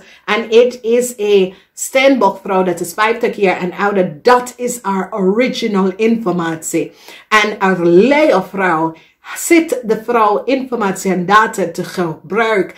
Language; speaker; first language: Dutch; non-native, learner; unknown